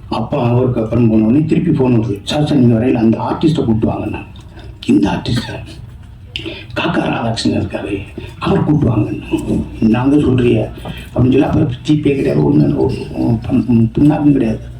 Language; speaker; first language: Tamil; native; Tamil